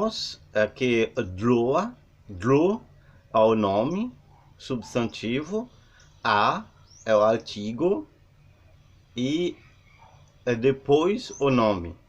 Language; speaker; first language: Portuguese; non-native, learner; Haitian Creole